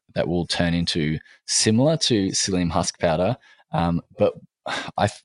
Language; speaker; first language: English; native; English